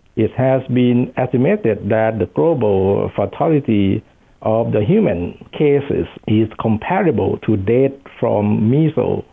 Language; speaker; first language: English; non-native, fluent; Thai